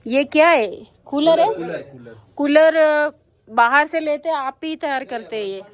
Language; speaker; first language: Hindi; non-native, local second language; Telugu